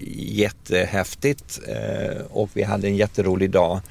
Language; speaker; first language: Swedish; native; Swedish